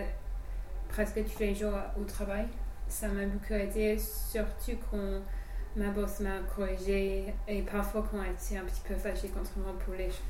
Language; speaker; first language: French; non-native, fluent; English